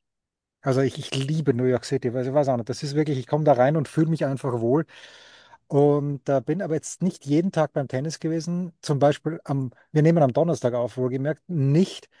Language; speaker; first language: German; native; German